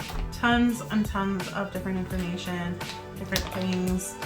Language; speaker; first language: English; native; English